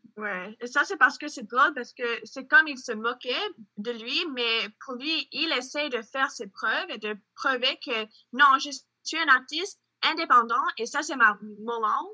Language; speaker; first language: French; non-native, learner; English